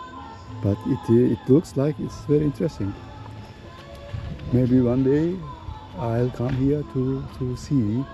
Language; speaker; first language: English; non-native, learner; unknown